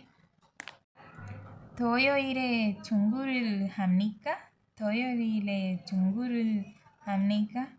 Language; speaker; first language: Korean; non-native, learner; Hindi